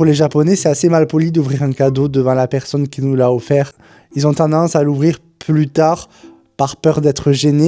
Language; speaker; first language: French; native; French